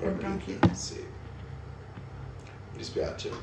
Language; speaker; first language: Italian; non-native, learner; English